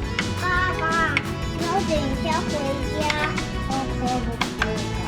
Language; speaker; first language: Chinese; early bilingual, heritage; Chinese